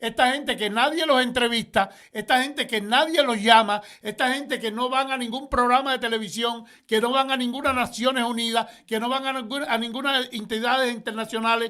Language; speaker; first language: Spanish; native; Spanish